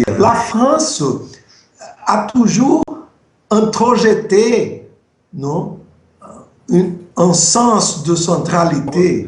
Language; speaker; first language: French; non-native, fluent; Portuguese